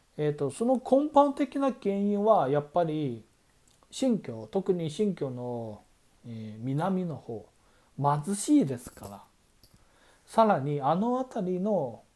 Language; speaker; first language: Japanese; non-native, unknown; Chinese